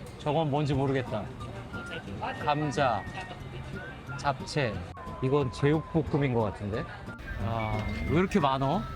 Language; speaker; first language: Korean; native; Korean